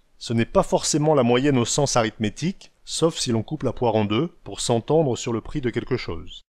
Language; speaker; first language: French; native; French